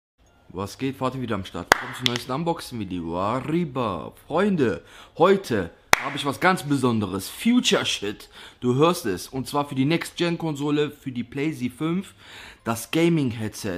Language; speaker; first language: German; native; German